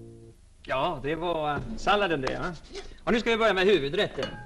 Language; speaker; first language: Swedish; non-native, fluent; English